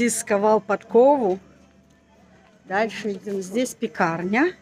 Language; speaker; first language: Russian; native; Russian